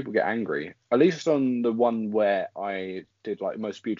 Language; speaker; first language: English; native; English